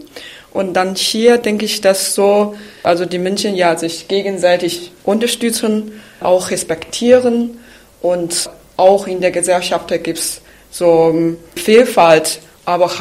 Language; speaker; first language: German; non-native, fluent; Chinese